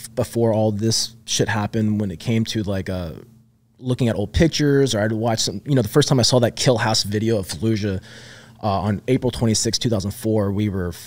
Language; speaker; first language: English; native; English